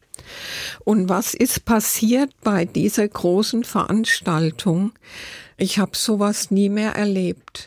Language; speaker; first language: German; native; German